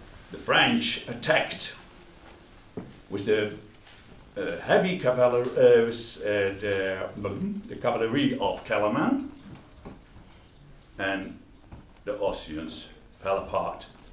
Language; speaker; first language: English; non-native, fluent; Dutch